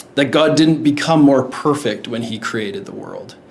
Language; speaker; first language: English; native; English